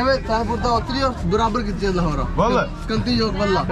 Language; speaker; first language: Turkish; non-native, learner; Punjabi